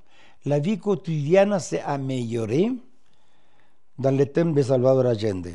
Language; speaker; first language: French; non-native, fluent; Spanish